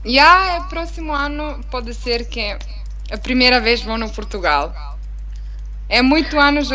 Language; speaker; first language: Portuguese; non-native, learner; Italian